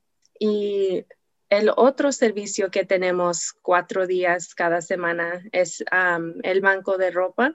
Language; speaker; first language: Spanish; non-native, learner; English